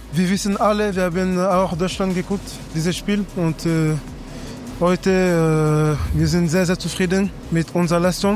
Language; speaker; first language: German; non-native, fluent; French